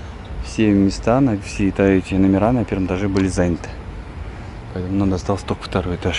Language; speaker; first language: Russian; native; Russian